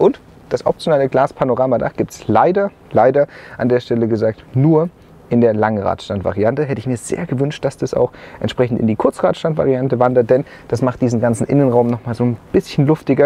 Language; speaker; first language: German; native; German